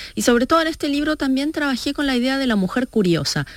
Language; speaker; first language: Spanish; native; Spanish